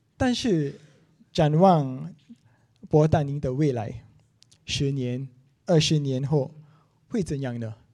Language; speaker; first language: Chinese; non-native, local second language; English